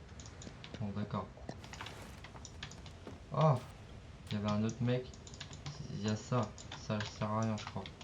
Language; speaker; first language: French; native; French